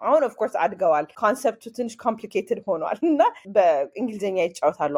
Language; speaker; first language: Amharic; early bilingual, heritage; Amharic